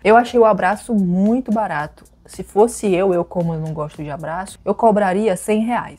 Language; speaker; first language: Portuguese; native; Portuguese